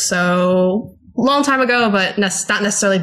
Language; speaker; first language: English; native; English